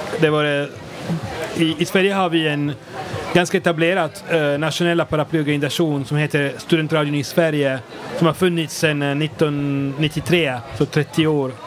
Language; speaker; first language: Swedish; non-native, fluent; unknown